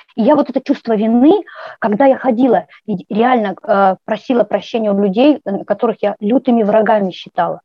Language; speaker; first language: Russian; native; Russian